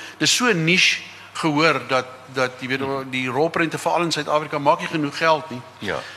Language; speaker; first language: Afrikaans; native; Afrikaans